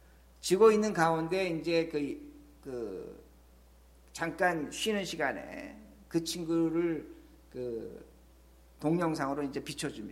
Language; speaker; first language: Korean; native; Korean